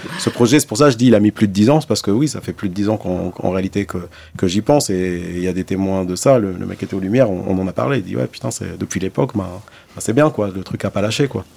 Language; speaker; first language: French; non-native, local second language; Arabic